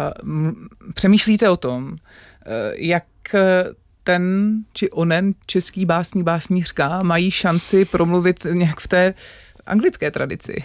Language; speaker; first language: Czech; native; Czech